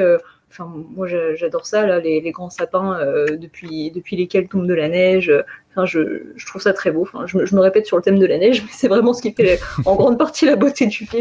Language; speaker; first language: French; native; French